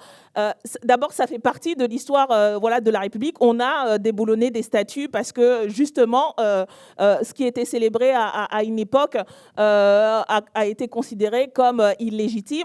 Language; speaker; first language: French; native; French